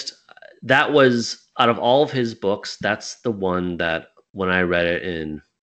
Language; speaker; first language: English; native; English